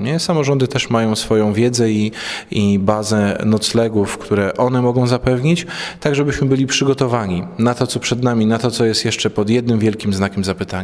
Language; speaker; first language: Polish; native; Polish